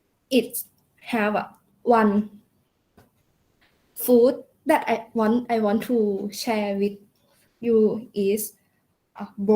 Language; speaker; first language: English; non-native, learner; Thai